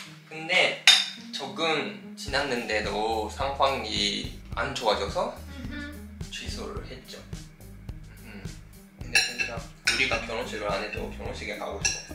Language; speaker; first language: Korean; non-native, fluent; Japanese